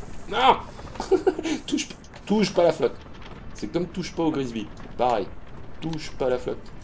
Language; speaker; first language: French; native; French